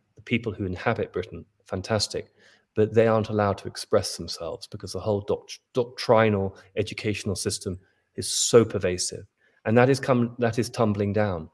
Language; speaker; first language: English; native; English